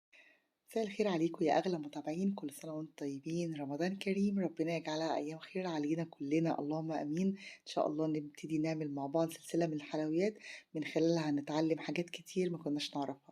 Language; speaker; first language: Arabic; native; Arabic